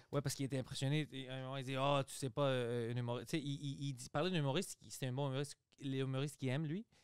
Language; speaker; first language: French; early bilingual, other home language; Greek